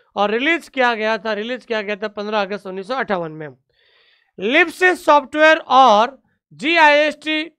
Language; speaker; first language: Hindi; native; Hindi